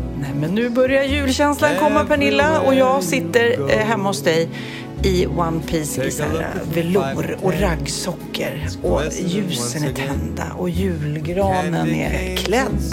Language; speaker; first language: Swedish; native; Swedish